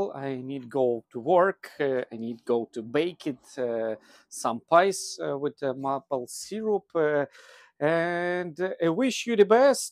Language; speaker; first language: English; non-native, learner; Russian